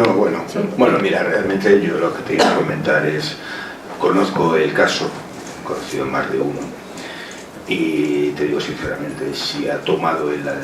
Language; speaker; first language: Spanish; native; Spanish